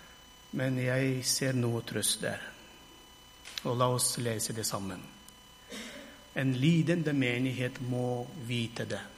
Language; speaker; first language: Norwegian; non-native, fluent; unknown